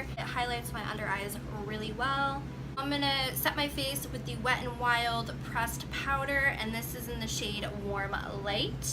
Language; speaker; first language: English; native; English